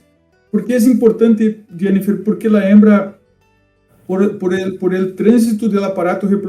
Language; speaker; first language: Spanish; non-native, fluent; Portuguese